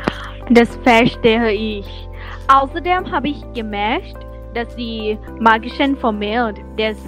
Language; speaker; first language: German; non-native, learner; Thai